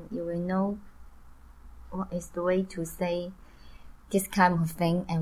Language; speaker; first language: English; non-native, learner; Chinese